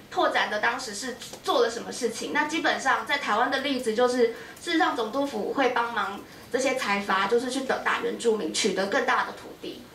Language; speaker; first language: Chinese; native; Chinese